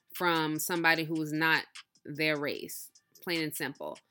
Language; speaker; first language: English; early bilingual, other home language; Yoruba